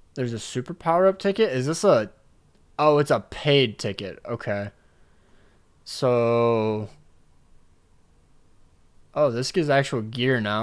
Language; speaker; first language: English; native; English